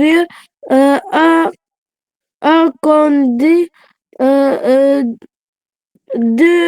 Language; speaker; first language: French; non-native, local second language; Arabic